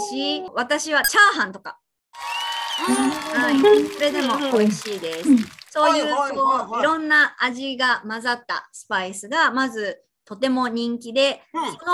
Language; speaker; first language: Japanese; native; Japanese